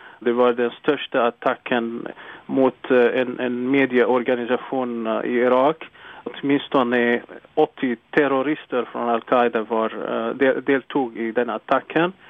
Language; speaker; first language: Swedish; non-native, fluent; Arabic